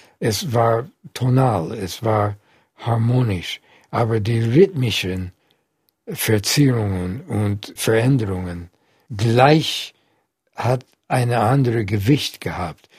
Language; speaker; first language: German; non-native, fluent; English